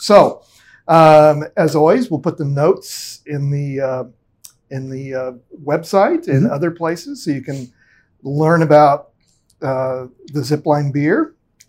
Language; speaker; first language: English; native; English